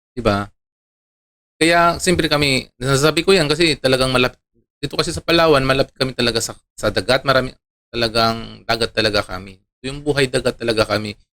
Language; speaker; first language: Filipino; non-native, local second language; Iloko